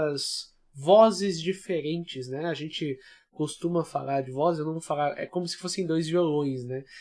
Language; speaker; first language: Portuguese; native; Portuguese